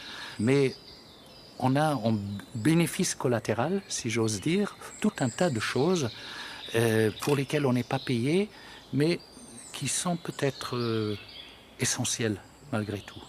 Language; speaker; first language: French; native; French